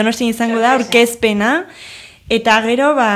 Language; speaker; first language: Basque; native; Basque